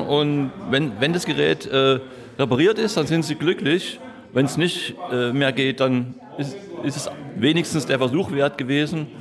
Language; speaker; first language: German; native; German